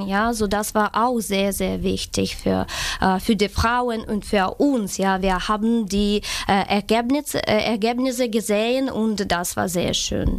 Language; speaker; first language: German; non-native, fluent; Ukrainian